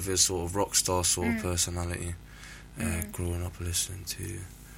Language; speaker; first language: English; native; English